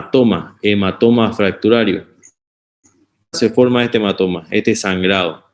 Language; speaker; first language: Spanish; native; Spanish